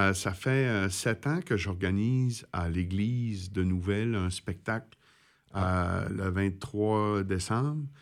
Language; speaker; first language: French; native; French